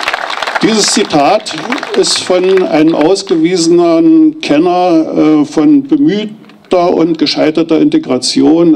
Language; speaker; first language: German; native; German